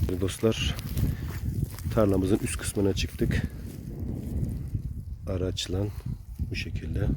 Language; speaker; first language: Turkish; native; Turkish